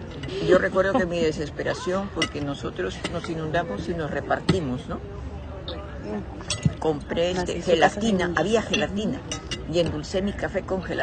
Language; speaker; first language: Spanish; native; Spanish